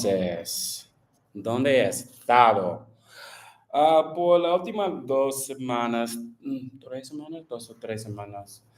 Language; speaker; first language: Spanish; non-native, learner; English